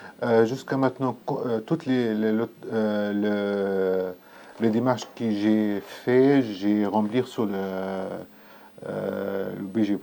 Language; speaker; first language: French; non-native, learner; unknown